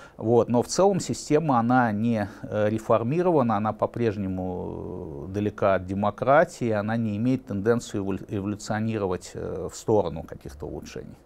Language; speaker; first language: Russian; native; Russian